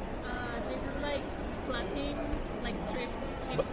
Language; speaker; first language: English; non-native, fluent; Spanish